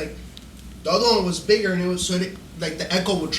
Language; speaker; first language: English; early bilingual, other home language; Spanish